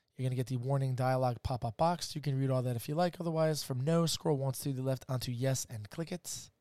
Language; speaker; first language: English; native; English